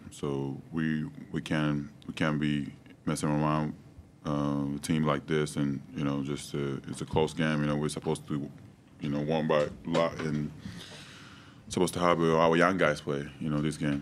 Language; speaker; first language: English; non-native, fluent; Japanese